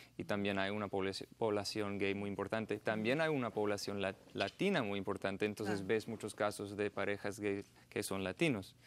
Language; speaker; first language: Spanish; non-native, fluent; English